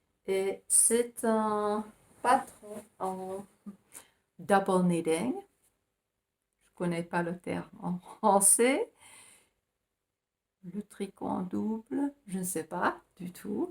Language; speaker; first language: French; non-native, fluent; Finnish